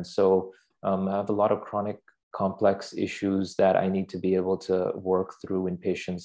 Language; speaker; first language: English; non-native, local second language; Urdu